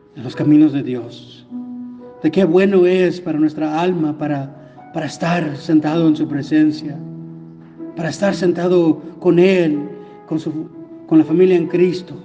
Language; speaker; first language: Spanish; non-native, fluent; English